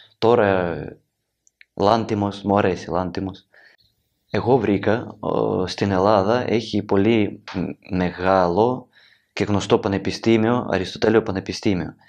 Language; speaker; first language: Greek; non-native, learner; Ukrainian